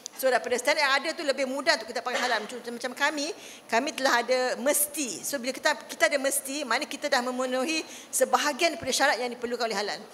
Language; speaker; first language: Malay; native; Malay